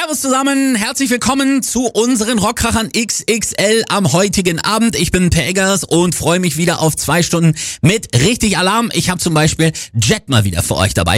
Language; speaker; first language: German; native; German